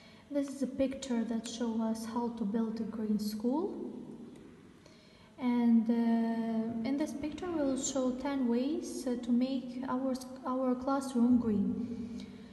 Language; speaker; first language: English; non-native, fluent; Albanian